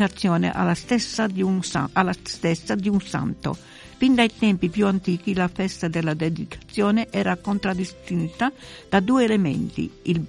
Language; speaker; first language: Italian; native; Italian